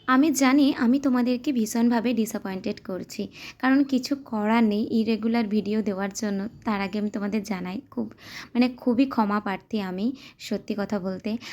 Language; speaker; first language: Bangla; non-native, local second language; Santali